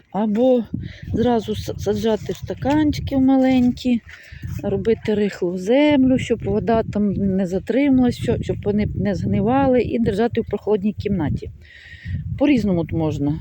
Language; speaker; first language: Ukrainian; native; Ukrainian